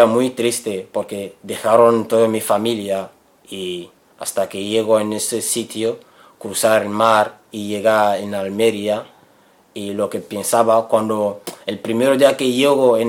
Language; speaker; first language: Spanish; non-native, learner; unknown